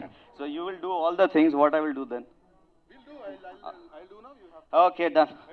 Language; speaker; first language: Telugu; non-native, local second language; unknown